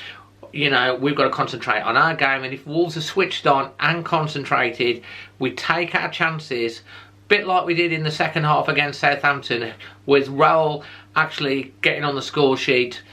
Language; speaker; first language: English; native; English